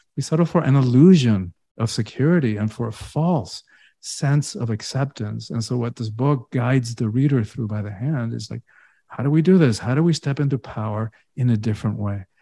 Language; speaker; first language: English; early bilingual, other home language; Spanish